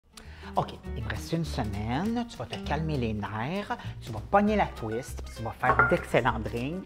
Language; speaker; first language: French; native; French